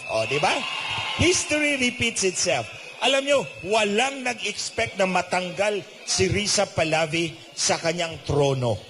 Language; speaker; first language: Filipino; non-native, local second language; Cebuano